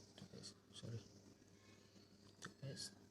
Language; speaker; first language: English; non-native, local second language; Malay